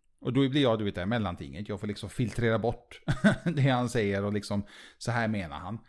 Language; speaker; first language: Swedish; early bilingual, other home language; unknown